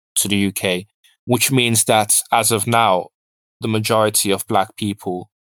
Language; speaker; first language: English; early bilingual, other home language; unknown